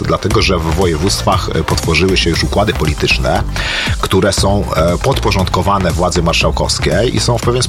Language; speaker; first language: Polish; native; Polish